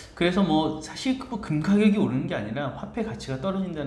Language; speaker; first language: Korean; native; Korean